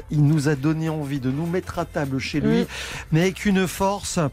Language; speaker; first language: French; native; French